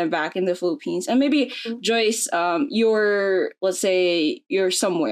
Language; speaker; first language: English; non-native, local second language; Filipino